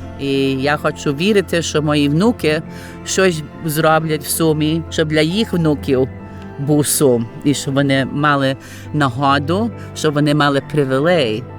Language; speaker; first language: Ukrainian; early bilingual, heritage; Ukrainian